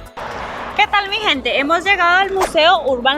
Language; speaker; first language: Spanish; native; Spanish